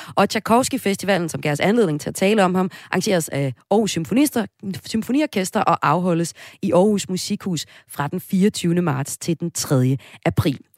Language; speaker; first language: Danish; native; Danish